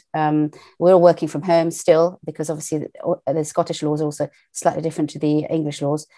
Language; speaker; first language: English; native; English